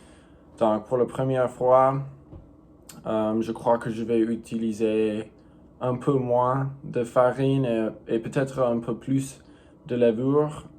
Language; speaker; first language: French; non-native, learner; English